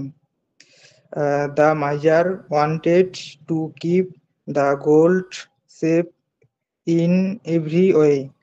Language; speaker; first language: English; non-native, learner; Bangla